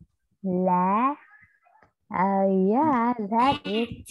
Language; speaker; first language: English; non-native, fluent; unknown